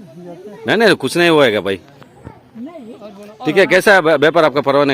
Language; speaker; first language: Hindi; non-native, local second language; Kannada